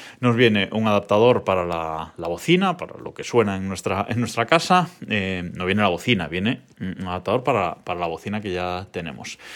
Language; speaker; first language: Spanish; native; Spanish